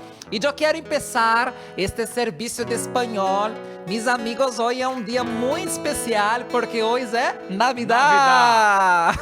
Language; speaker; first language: Spanish; non-native, learner; Portuguese